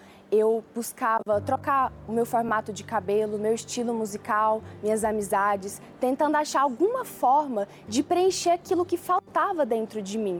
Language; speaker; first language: Portuguese; early bilingual, other home language; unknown